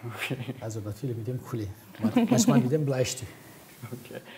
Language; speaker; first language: German; non-native, fluent; Turkish